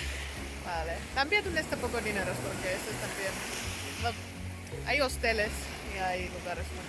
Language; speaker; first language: Spanish; non-native, learner; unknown